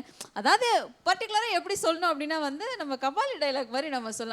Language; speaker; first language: Tamil; native; Tamil